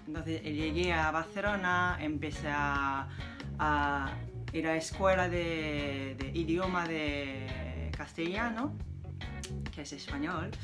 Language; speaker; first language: Spanish; non-native, learner; Japanese